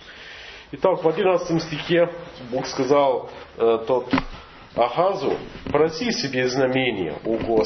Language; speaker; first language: Russian; non-native, fluent; English